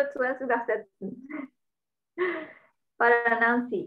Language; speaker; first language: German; non-native, fluent; Spanish